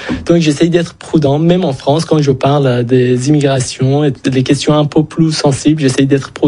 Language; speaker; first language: French; non-native, fluent; Persian